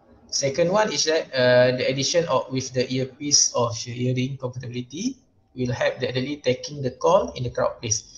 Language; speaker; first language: English; non-native, local second language; Malay